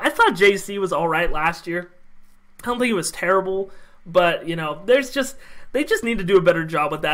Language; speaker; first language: English; native; English